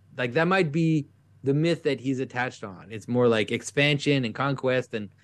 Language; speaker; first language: English; non-native, fluent; French